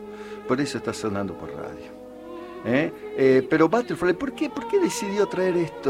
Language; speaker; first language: Spanish; native; Spanish